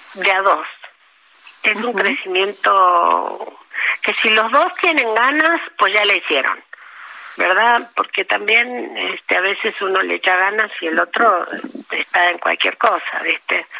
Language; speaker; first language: Spanish; native; Spanish